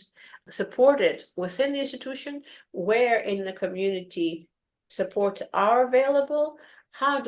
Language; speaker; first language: English; non-native, fluent; Greek